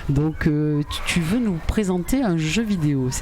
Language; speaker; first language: French; native; French